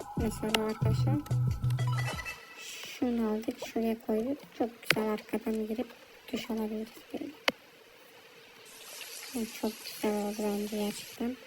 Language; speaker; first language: Turkish; early bilingual, heritage; Turkish